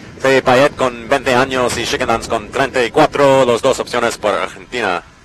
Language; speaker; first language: Spanish; non-native, learner; English